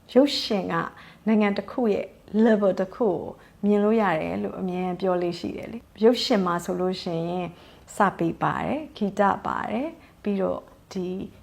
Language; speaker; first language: Burmese; native; Burmese